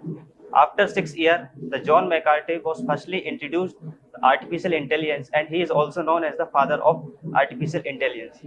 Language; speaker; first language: English; non-native, learner; Hindi